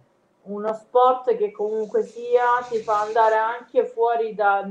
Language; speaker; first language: Italian; native; Italian